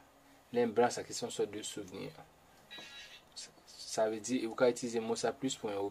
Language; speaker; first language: Portuguese; non-native, learner; Haitian Creole